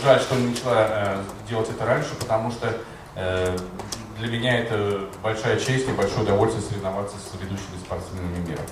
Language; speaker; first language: Russian; native; Russian